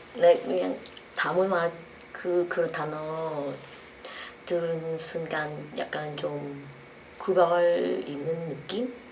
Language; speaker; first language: Korean; non-native, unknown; Vietnamese